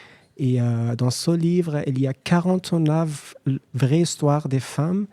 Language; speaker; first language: French; non-native, learner; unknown